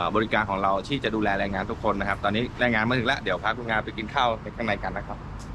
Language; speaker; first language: Thai; native; Thai